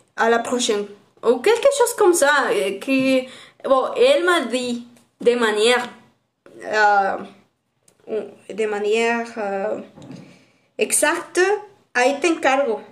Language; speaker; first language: French; non-native, fluent; Spanish